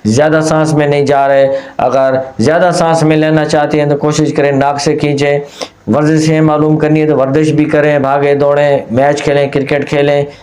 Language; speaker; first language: Urdu; non-native, local second language; Punjabi